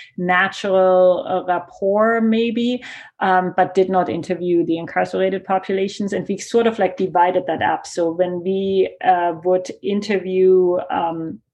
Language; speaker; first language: English; non-native, fluent; German